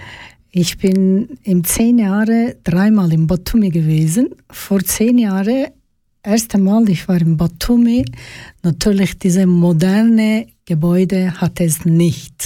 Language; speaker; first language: German; non-native, learner; Georgian